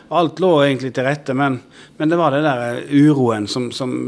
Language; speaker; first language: Norwegian; native; Norwegian